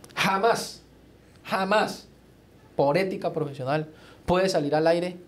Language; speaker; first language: Spanish; native; Spanish